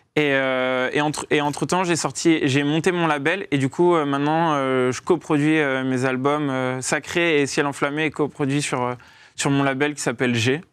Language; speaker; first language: French; native; French